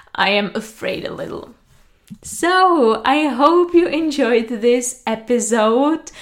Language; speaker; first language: English; non-native, fluent; Czech